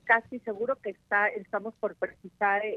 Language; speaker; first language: Spanish; native; Spanish